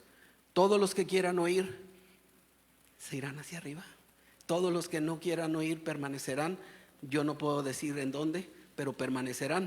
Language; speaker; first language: Spanish; native; Spanish